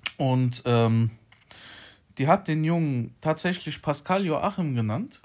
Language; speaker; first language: German; early bilingual, other home language; Polish